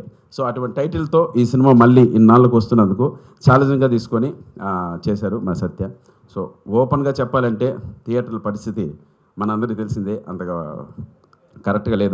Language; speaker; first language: Telugu; native; Telugu